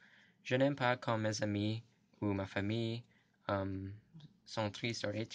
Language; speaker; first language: French; non-native, learner; English